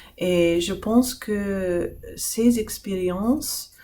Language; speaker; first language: French; non-native, fluent; English